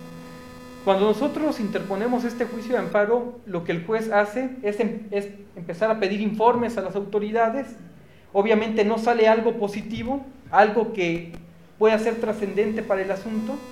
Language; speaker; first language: Spanish; native; Spanish